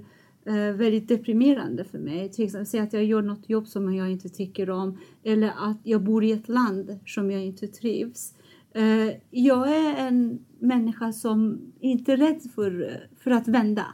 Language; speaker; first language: Swedish; non-native, fluent; Persian